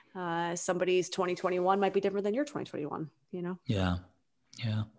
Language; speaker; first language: English; native; English